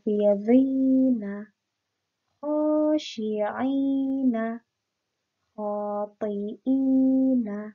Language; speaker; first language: Arabic; non-native, learner; Indonesian